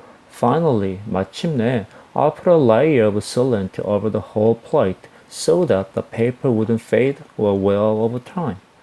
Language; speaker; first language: English; non-native, fluent; Korean